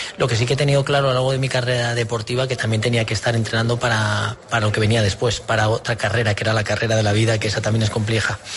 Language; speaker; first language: Spanish; native; Spanish